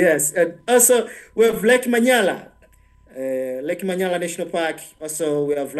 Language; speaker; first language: English; non-native, local second language; Swahili